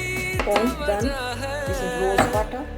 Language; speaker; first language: German; non-native, learner; Hindi